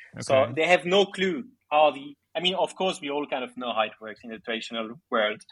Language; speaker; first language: English; early bilingual, other home language; Greek